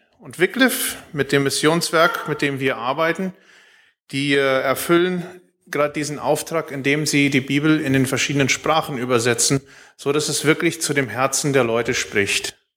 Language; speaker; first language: German; early bilingual, heritage; Plautdietsch